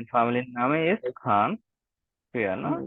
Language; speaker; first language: German; non-native, learner; Bangla